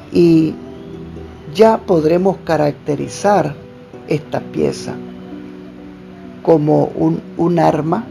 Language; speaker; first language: Spanish; native; Spanish